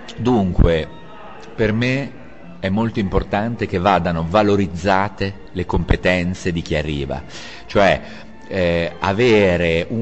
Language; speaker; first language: Italian; native; Italian